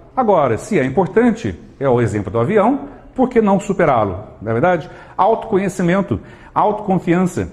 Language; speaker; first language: Portuguese; native; Portuguese